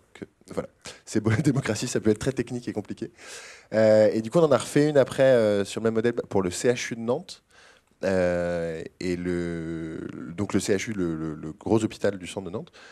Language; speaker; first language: French; native; French